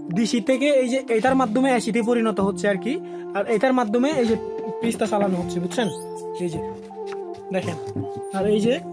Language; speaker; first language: Bangla; native; Bangla